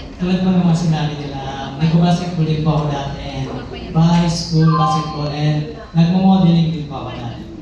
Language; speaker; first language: Filipino; non-native, local second language; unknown